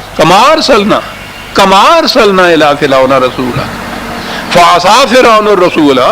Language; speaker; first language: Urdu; non-native, local second language; Punjabi